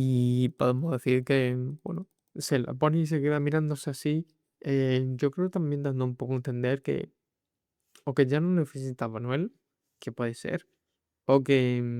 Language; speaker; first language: Spanish; native; Spanish